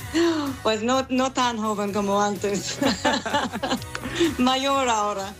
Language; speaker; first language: Spanish; non-native, learner; English